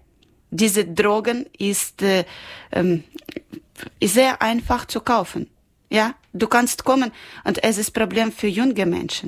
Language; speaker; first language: German; non-native, learner; Ukrainian